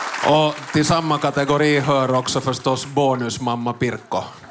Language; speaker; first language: Swedish; early bilingual, heritage; Swedish